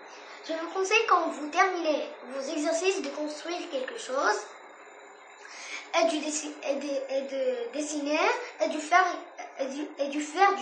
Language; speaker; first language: French; non-native, learner; Arabic